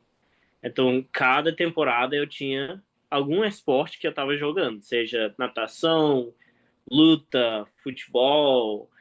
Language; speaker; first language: Portuguese; non-native, fluent; English